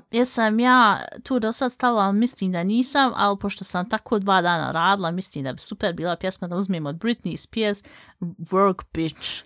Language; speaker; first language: Bosnian; early bilingual, heritage; Bosnian